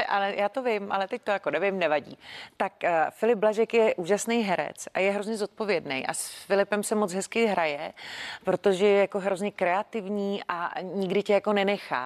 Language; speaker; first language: Czech; native; Czech